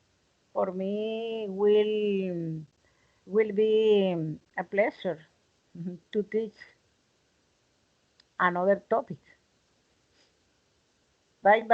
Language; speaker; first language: English; non-native, learner; Spanish